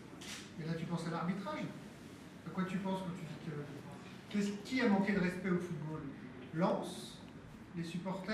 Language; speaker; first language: French; native; French